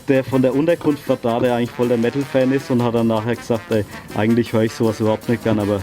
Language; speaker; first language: German; native; German